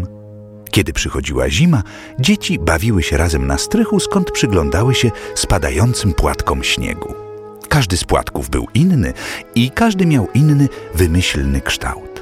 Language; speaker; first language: Polish; native; Polish